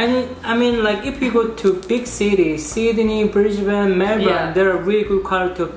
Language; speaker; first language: English; non-native, fluent; Korean